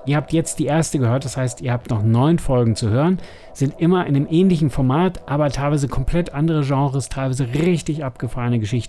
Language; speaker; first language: German; native; German